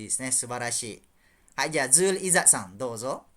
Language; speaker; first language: Japanese; non-native, fluent; Malay